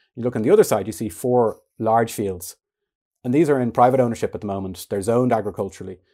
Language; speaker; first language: English; native; English